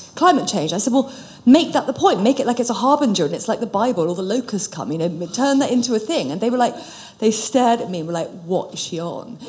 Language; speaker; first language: English; native; English